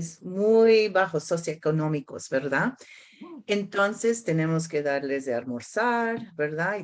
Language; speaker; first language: Spanish; early bilingual, heritage; Spanish